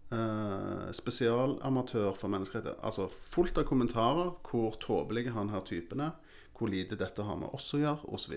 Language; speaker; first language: Norwegian; native; Norwegian